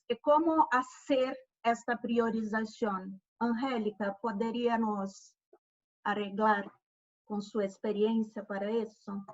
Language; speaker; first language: Spanish; non-native, fluent; Portuguese